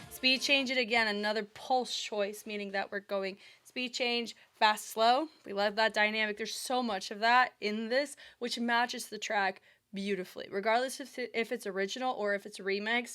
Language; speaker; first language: English; native; English